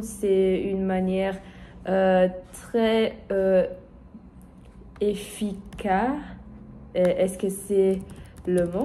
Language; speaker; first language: French; non-native, learner; Portuguese